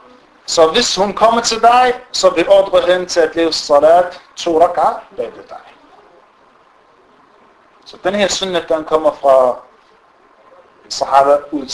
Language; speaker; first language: Danish; non-native, fluent; Arabic